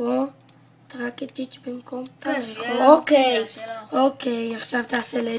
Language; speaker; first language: Hebrew; native; Hebrew